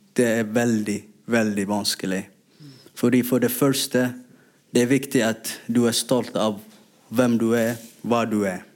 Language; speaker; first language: Norwegian; non-native, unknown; Somali